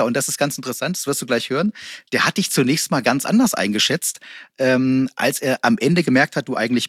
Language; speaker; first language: German; native; German